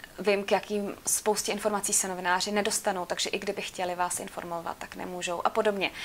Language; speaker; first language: Czech; native; Czech